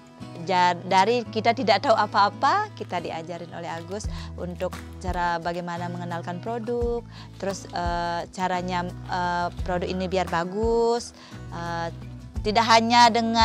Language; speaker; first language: Indonesian; non-native, local second language; Balinese